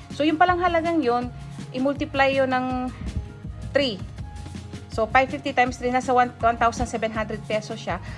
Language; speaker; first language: Filipino; non-native, local second language; Pampanga